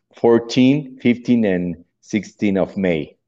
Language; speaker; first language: English; non-native, learner; Spanish